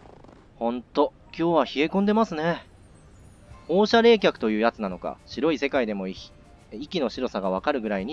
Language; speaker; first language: Japanese; native; Japanese